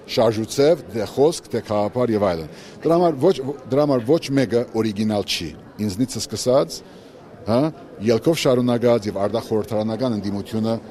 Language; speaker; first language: Armenian; early bilingual, heritage; Armenian